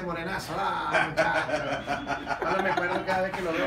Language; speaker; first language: Spanish; native; Spanish